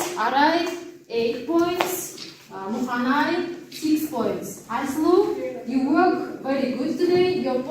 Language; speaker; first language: English; non-native, learner; Kazakh